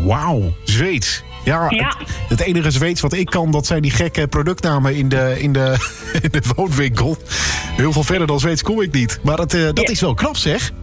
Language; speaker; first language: Dutch; native; Dutch